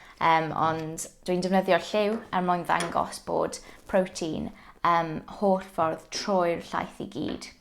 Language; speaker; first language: Welsh; non-native, local second language; English